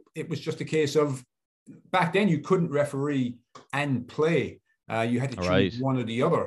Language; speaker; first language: English; native; English